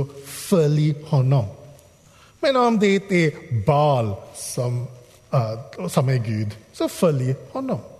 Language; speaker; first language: Swedish; non-native, fluent; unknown